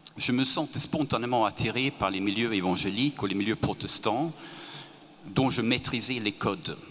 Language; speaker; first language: French; non-native, fluent; Swedish